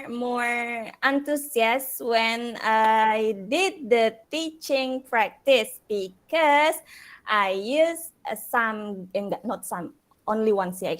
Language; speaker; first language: English; non-native, learner; Indonesian